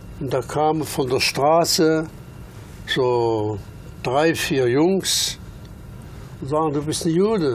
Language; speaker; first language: German; early bilingual, other home language; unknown